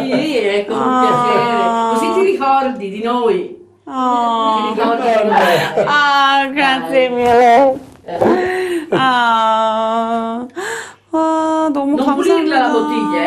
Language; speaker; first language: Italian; non-native, learner; Korean